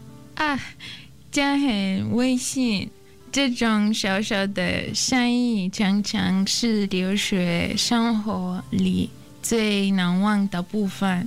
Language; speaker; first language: Chinese; non-native, learner; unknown